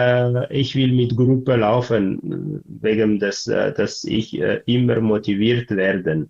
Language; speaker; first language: German; non-native, learner; Tigrinya